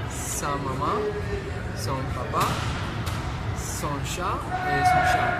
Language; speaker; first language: French; non-native, learner; Spanish